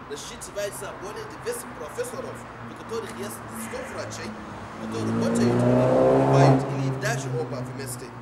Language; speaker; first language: Russian; non-native, learner; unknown